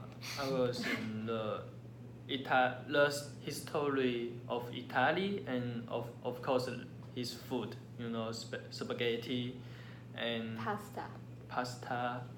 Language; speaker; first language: English; non-native, learner; Chinese